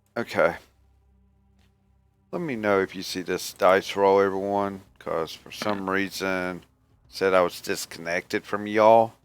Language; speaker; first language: English; native; English